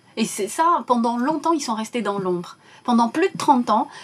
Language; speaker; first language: French; non-native, local second language; Arabic